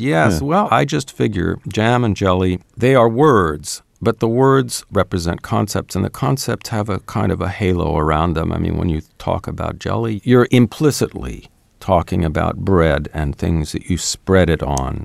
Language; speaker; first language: English; native; English